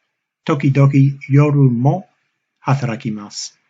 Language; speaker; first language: Japanese; non-native, fluent; English